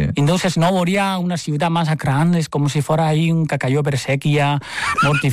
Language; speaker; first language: Catalan; non-native, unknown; Chinese